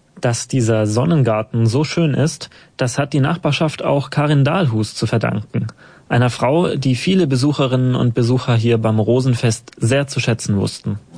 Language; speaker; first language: German; native; German